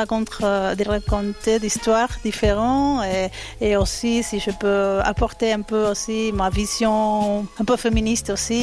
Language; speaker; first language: French; non-native, fluent; Spanish